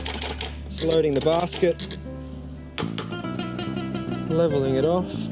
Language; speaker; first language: English; native; English